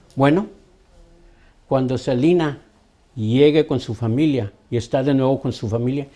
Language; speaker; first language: Spanish; early bilingual, other home language; English